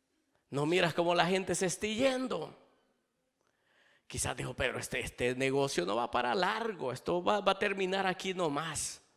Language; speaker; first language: Spanish; native; Spanish